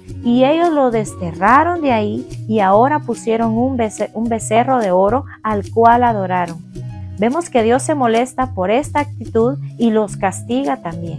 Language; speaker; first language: Spanish; native; Spanish